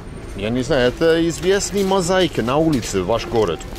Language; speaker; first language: Russian; non-native, learner; English